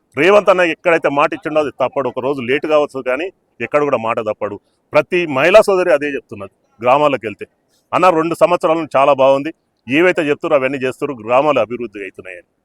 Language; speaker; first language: Telugu; native; Telugu